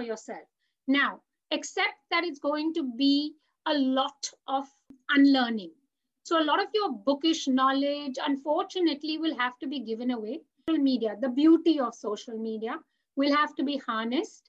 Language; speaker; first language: English; non-native, local second language; Hindi